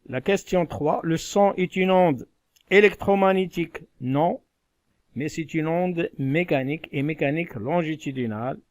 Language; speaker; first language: French; non-native, local second language; Arabic